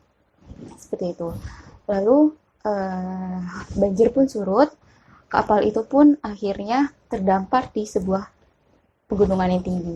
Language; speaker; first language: Indonesian; native; Indonesian